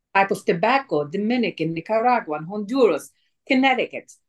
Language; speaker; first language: English; non-native, fluent; Arabic